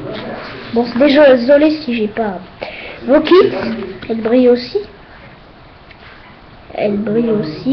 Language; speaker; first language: French; native; French